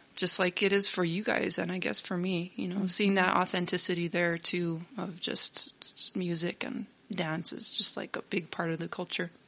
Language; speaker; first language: English; native; English